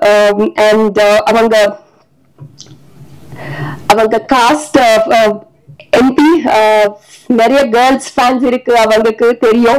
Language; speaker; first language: Tamil; non-native, learner; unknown